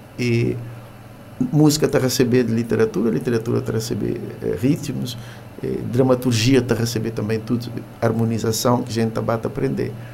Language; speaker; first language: Portuguese; non-native, local second language; Kabuverdianu